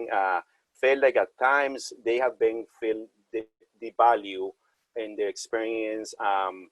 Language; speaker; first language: English; non-native, fluent; Spanish